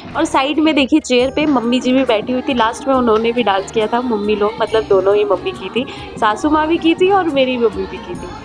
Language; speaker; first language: Hindi; native; Hindi